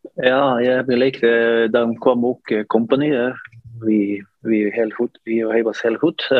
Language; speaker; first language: Dutch; non-native, fluent; Norwegian